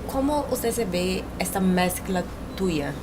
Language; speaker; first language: Spanish; non-native, learner; Portuguese